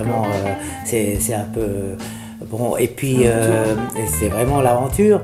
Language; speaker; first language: French; native; French